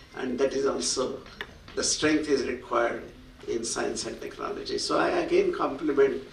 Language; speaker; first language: English; non-native, local second language; Marathi